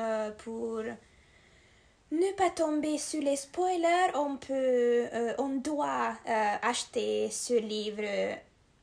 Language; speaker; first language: French; non-native, learner; Hungarian